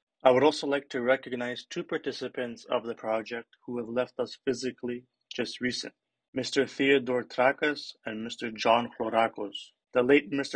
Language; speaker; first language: English; early bilingual, other home language; Greek